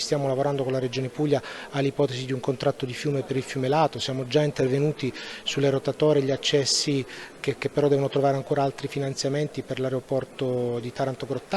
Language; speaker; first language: Italian; native; Italian